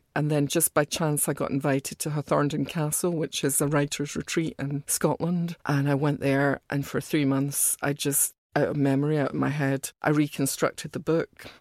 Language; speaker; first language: English; native; English